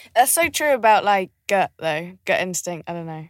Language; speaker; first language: English; native; English